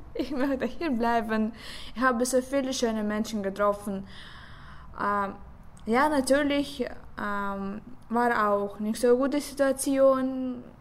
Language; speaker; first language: German; non-native, learner; Russian